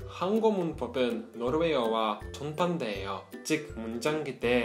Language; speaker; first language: Korean; non-native, learner; Norwegian